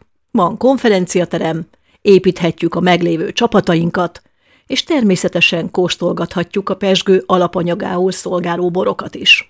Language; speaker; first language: Hungarian; native; Hungarian